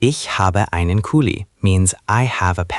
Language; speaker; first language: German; non-native, learner; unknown